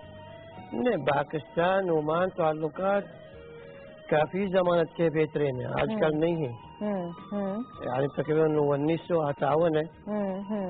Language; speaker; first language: Hindi; non-native, learner; Arabic